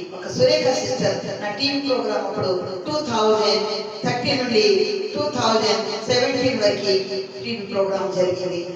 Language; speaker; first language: Telugu; non-native, learner; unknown